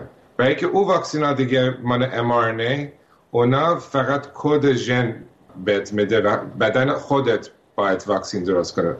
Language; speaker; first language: Persian; early bilingual, heritage; Persian